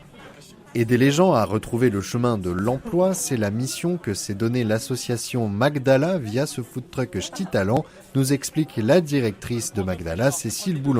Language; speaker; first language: French; native; French